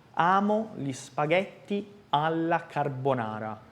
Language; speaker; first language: Italian; non-native, fluent; Portuguese